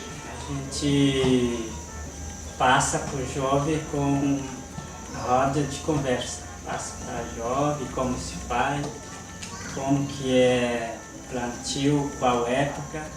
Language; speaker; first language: Portuguese; non-native, local second language; Guarani